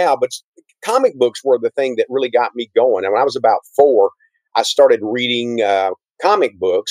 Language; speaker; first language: English; native; English